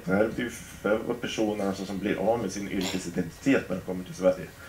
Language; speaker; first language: Swedish; native; Swedish